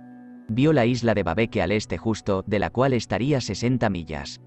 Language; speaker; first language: Spanish; native; Spanish